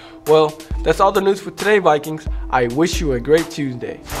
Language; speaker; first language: English; native; English